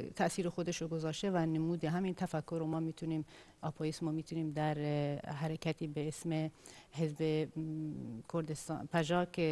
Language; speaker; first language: Persian; non-native, local second language; Kurdish